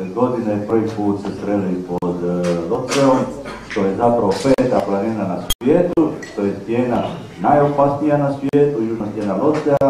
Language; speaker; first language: Serbian; native; Serbian